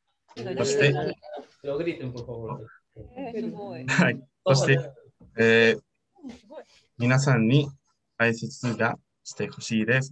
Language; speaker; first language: Japanese; non-native, learner; Spanish